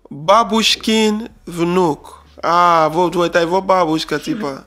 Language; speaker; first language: Russian; non-native, learner; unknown